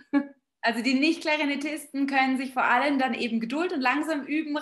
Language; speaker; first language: German; native; German